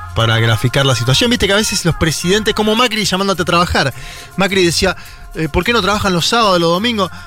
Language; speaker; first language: Spanish; native; Spanish